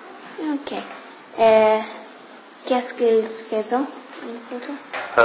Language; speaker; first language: French; non-native, learner; English